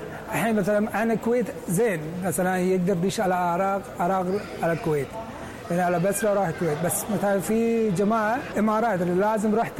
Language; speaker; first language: Arabic; non-native, learner; Persian